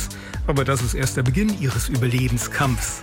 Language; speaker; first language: German; native; German